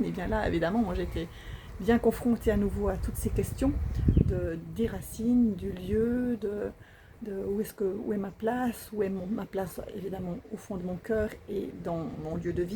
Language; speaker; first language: French; native; French